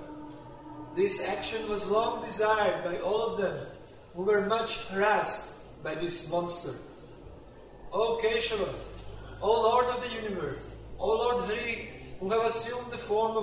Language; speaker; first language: English; non-native, local second language; Tamil